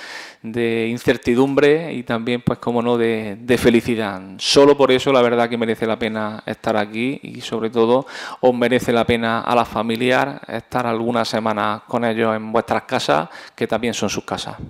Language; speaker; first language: Spanish; native; Spanish